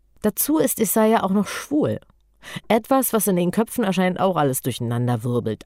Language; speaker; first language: German; native; German